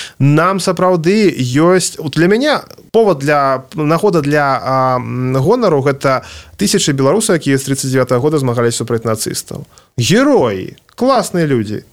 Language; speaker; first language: Belarusian; non-native, local second language; Russian